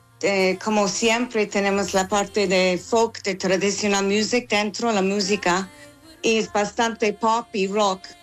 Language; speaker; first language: Spanish; non-native, learner; English